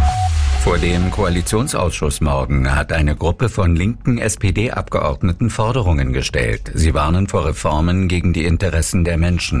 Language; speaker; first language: German; native; German